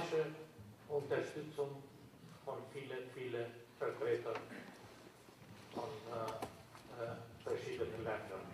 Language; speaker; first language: German; non-native, learner; Albanian